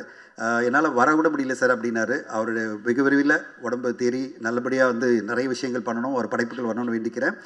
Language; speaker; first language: Tamil; native; Tamil